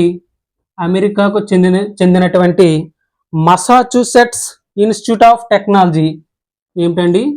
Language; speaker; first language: Telugu; native; Telugu